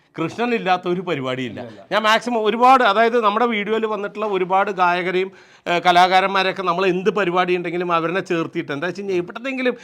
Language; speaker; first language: Malayalam; native; Malayalam